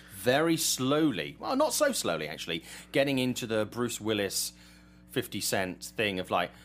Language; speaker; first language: English; native; English